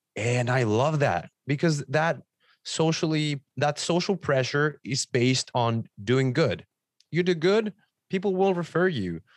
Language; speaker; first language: English; non-native, fluent; Spanish